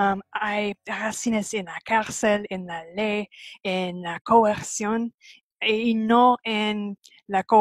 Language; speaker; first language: Spanish; non-native, fluent; English